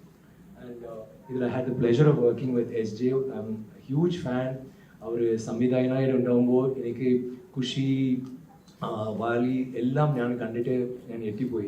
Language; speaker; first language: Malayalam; non-native, learner; Tamil